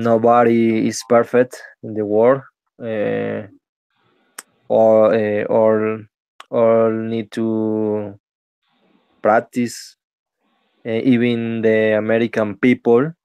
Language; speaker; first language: English; non-native, learner; Spanish